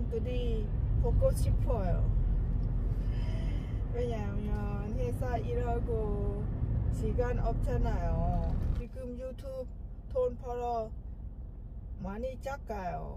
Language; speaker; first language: Korean; non-native, learner; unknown